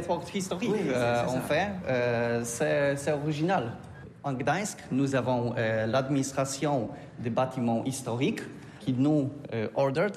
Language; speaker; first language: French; non-native, learner; Polish